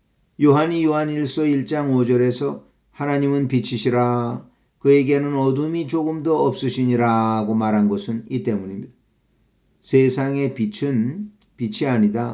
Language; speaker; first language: Korean; native; Korean